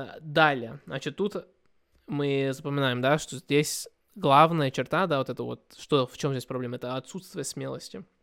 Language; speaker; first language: Russian; early bilingual, heritage; Russian